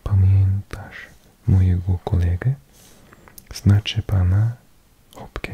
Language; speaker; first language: Polish; non-native, learner; English